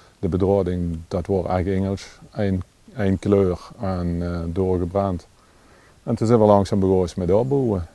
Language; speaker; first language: Dutch; native; Dutch